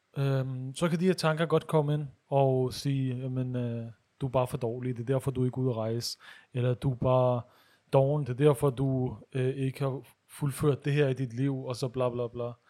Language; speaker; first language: Danish; early bilingual, other home language; Urdu